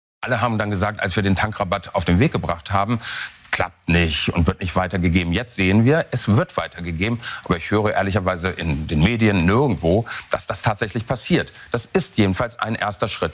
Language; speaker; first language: German; native; German